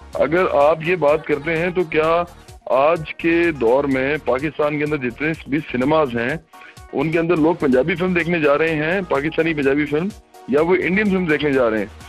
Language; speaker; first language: Urdu; non-native, local second language; Punjabi